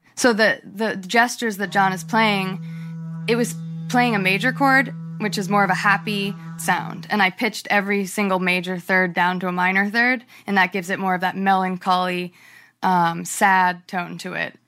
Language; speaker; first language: English; native; English